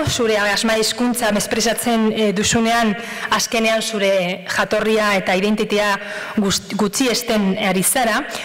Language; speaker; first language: Basque; non-native, local second language; Spanish